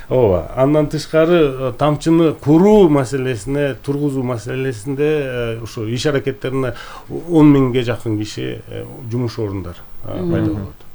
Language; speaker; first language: Kyrgyz; native; Kyrgyz